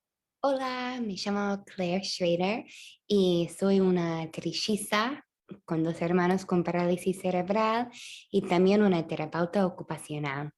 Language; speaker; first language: Spanish; non-native, fluent; English